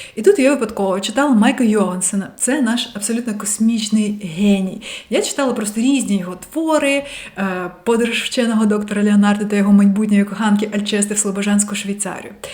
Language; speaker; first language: Ukrainian; non-native, local second language; Russian